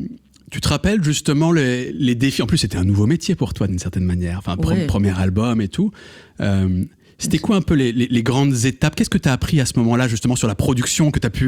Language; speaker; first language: French; native; French